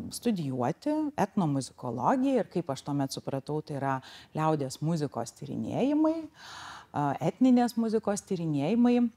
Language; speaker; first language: Lithuanian; native; Lithuanian